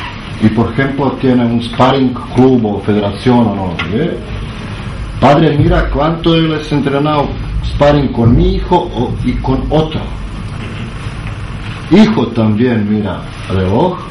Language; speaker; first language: Spanish; non-native, learner; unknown